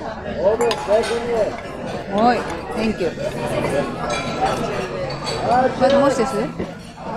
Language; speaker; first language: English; non-native, learner; Japanese